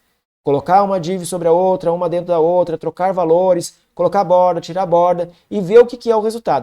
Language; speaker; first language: Portuguese; native; Portuguese